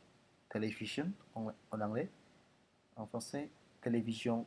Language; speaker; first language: French; non-native, learner; Indonesian